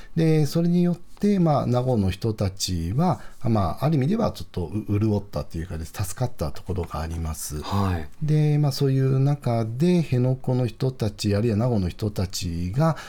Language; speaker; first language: Japanese; native; Japanese